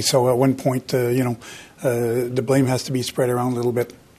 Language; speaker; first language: English; non-native, fluent; French